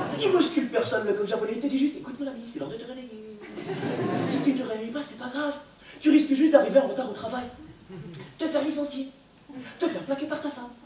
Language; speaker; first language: French; native; French